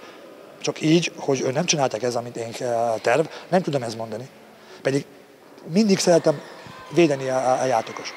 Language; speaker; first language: Hungarian; non-native, learner; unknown